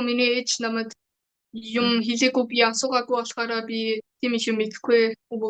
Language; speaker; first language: Mongolian; early bilingual, heritage; Mongolian